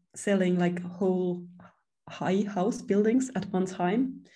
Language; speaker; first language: English; non-native, fluent; Finnish